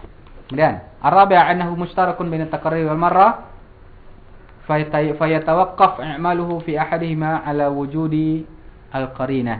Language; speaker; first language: Arabic; non-native, fluent; Indonesian